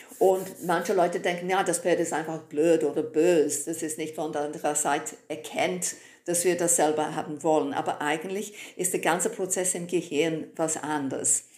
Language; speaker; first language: German; non-native, fluent; English